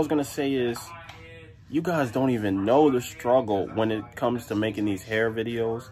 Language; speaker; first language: English; native; English